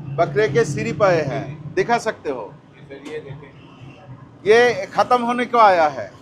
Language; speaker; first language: Hindi; non-native, learner; Bangla